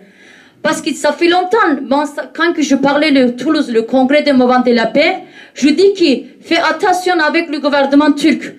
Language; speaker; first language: French; non-native, learner; Kurdish